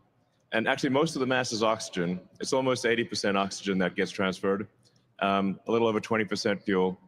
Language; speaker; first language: English; native; English